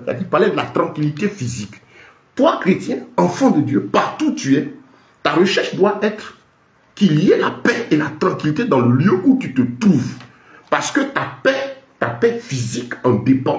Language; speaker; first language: French; native; French